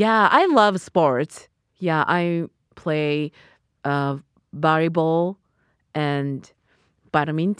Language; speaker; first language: English; non-native, learner; Japanese